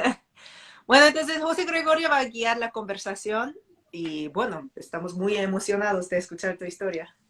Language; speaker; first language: Spanish; non-native, fluent; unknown